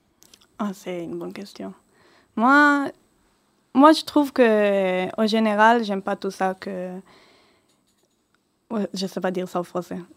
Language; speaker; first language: French; early bilingual, heritage; Hebrew